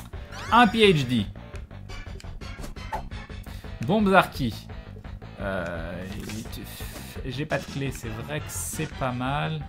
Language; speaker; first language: French; native; French